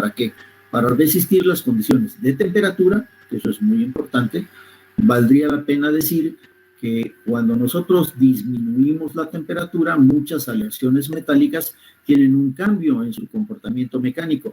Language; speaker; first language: Spanish; native; Spanish